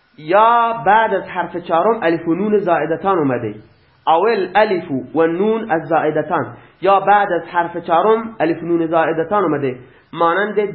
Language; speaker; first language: Persian; native; Persian